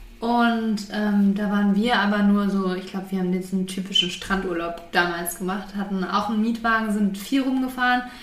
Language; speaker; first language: German; native; German